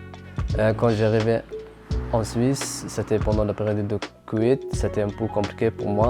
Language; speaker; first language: French; non-native, learner; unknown